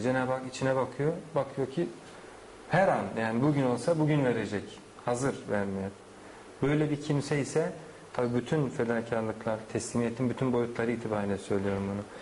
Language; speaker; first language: Turkish; native; Turkish